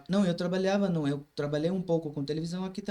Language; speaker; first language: Portuguese; non-native, learner; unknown